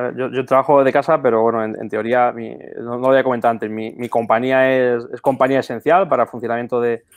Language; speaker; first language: Spanish; native; Spanish